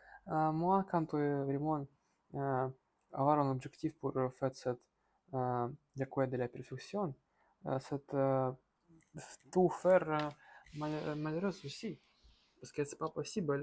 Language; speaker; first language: French; non-native, learner; Russian